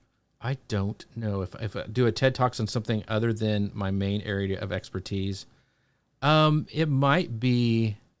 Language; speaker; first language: English; native; English